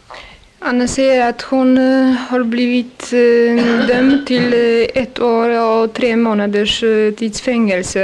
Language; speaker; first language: Swedish; non-native, fluent; Polish